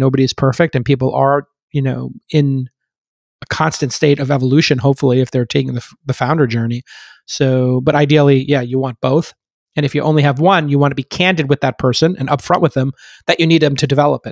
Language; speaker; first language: English; native; English